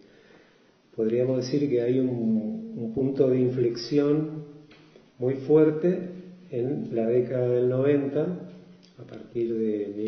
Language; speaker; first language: Spanish; native; Spanish